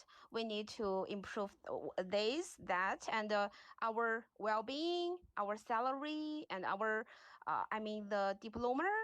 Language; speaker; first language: English; non-native, learner; Chinese